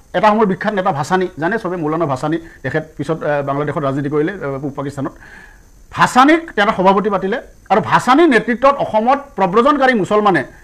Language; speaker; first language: Assamese; native; Assamese